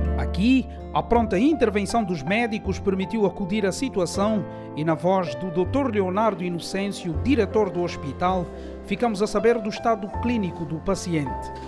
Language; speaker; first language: Portuguese; native; Portuguese